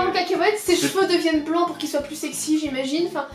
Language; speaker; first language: French; native; French